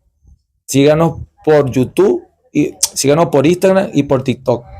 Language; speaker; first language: Spanish; native; Spanish